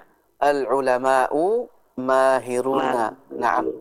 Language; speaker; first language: Arabic; non-native, fluent; Indonesian